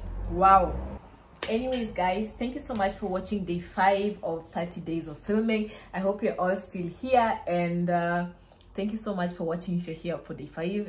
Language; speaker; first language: English; non-native, local second language; Luo (Kenya and Tanzania)